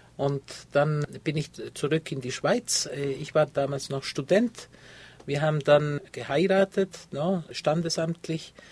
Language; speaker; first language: German; early bilingual, heritage; Spanish